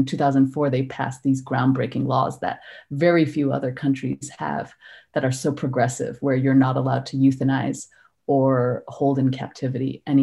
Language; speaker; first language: English; non-native, local second language; Cantonese